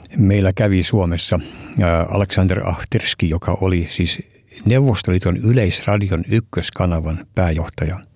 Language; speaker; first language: Finnish; non-native, fluent; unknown